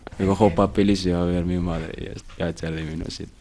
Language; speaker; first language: Spanish; non-native, learner; Arabic